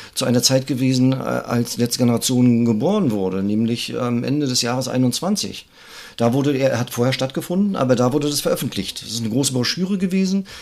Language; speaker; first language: German; native; German